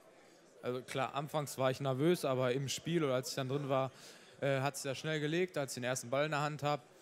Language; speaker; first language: German; native; German